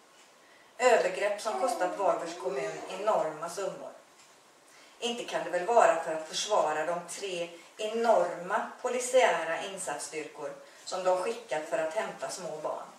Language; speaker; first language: Swedish; native; Swedish